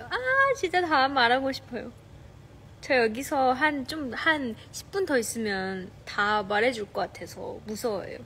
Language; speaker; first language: Korean; non-native, fluent; Chinese